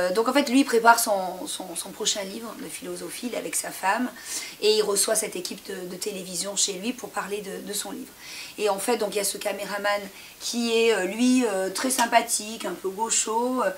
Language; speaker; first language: French; native; French